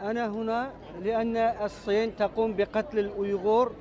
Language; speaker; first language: Arabic; non-native, learner; Uyghur